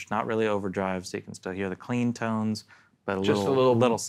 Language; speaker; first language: English; native; English